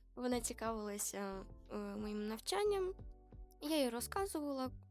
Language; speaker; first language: Ukrainian; non-native, local second language; Romanian